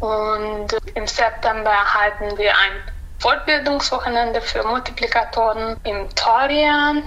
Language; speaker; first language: German; non-native, local second language; Hungarian